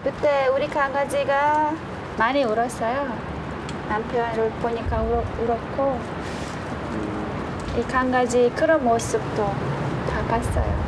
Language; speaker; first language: Korean; non-native, learner; Hungarian